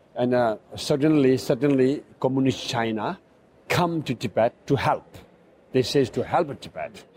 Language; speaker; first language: English; non-native, fluent; Chinese